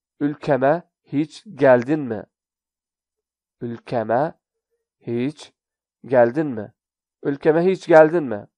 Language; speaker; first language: Turkish; non-native, fluent; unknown